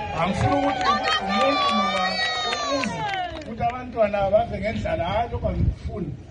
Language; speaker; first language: North Ndebele; non-native, local second language; Shona